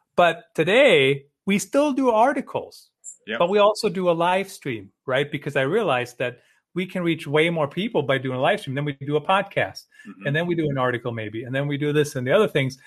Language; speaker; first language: English; early bilingual, other home language; German